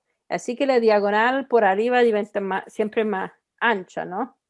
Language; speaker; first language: Spanish; non-native, fluent; Italian